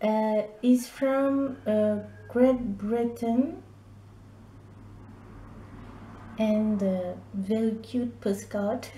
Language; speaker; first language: English; non-native, learner; French